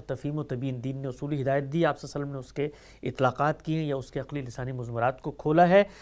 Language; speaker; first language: Urdu; native; Urdu